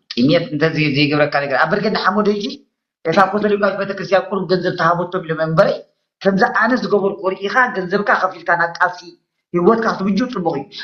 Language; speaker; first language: Tigrinya; native; Tigrinya